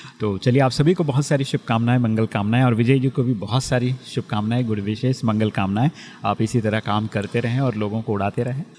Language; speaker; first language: Hindi; native; Hindi